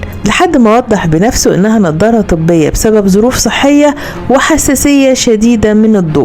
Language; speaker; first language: Arabic; native; Arabic